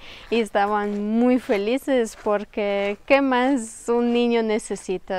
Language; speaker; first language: Spanish; non-native, fluent; Ukrainian